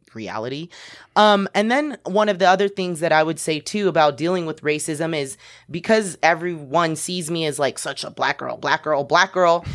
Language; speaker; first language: English; early bilingual, other home language; Spanish